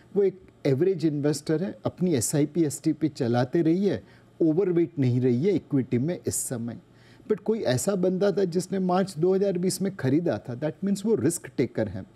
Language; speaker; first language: Hindi; non-native, local second language; Gujarati